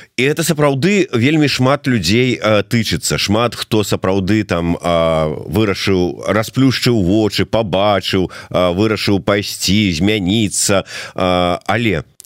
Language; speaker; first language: Belarusian; non-native, local second language; Russian